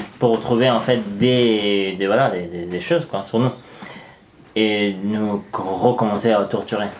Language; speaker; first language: French; non-native, fluent; Persian